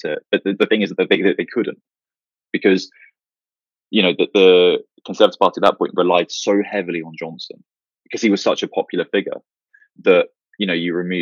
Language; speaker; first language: English; native; English